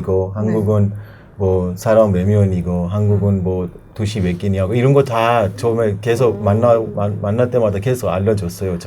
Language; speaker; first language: Korean; non-native, learner; Persian